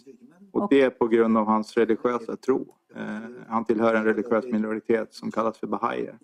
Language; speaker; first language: Swedish; native; Swedish